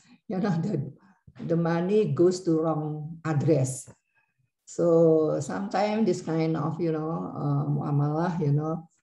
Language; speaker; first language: English; non-native, learner; Indonesian